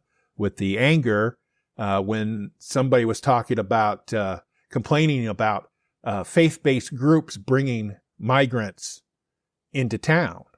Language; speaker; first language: English; native; English